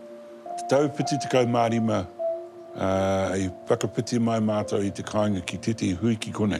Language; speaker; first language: Māori; non-native, local second language; English